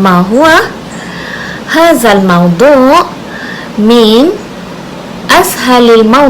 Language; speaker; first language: Arabic; non-native, fluent; Malay